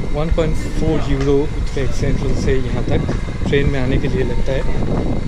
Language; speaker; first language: Hindi; non-native, local second language; Bangla